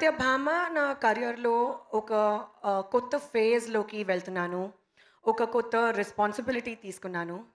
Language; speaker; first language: Telugu; non-native, learner; Hindi